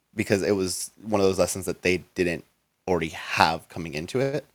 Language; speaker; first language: English; native; English